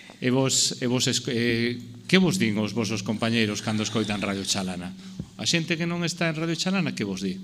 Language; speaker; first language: Galician; non-native, local second language; Spanish